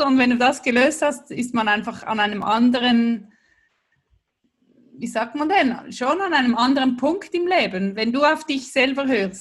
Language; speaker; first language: German; native; German